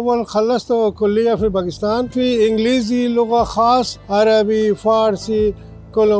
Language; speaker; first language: Arabic; non-native, learner; Urdu